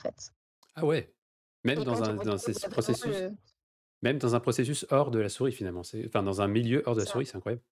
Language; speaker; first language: French; native; French